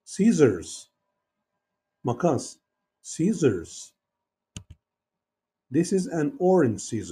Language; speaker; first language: English; non-native, learner; Turkish